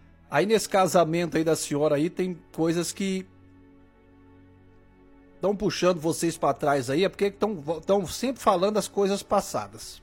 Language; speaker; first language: Portuguese; native; Portuguese